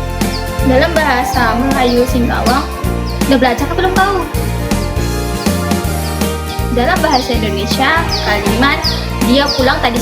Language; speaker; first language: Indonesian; non-native, local second language; Malay